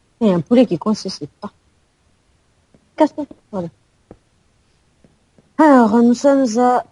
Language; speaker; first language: French; native; French